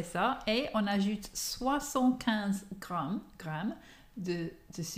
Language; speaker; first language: French; non-native, fluent; English